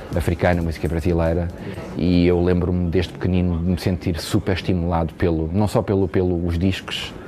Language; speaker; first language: Portuguese; native; Portuguese